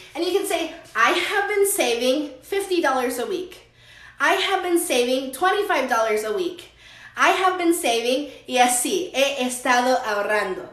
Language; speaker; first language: English; early bilingual, other home language; Spanish